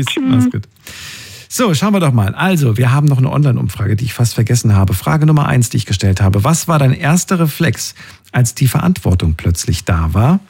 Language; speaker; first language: German; native; German